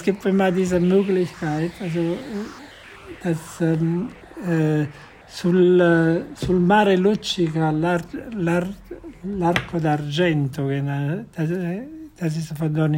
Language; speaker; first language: German; non-native, fluent; Italian